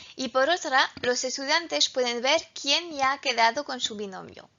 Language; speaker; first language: Spanish; non-native, fluent; French